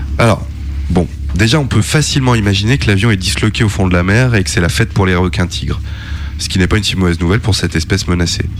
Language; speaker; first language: French; native; French